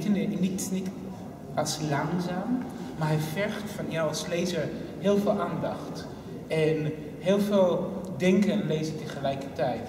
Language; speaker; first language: Dutch; non-native, fluent; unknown